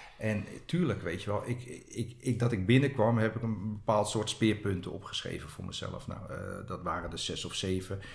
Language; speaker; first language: Dutch; native; Dutch